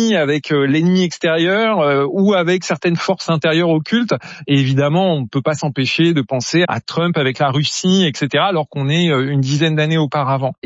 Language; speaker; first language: French; native; French